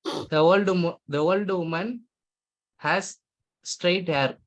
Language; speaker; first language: English; non-native, learner; Tamil